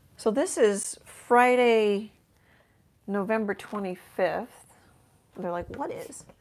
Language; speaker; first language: English; native; English